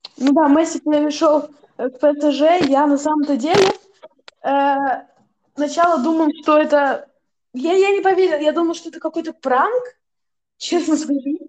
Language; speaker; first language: Russian; early bilingual, heritage; Russian